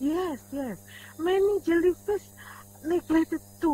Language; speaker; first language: English; non-native, learner; Indonesian